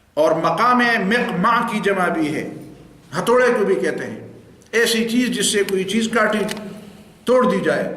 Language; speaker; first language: Urdu; non-native, local second language; Pashto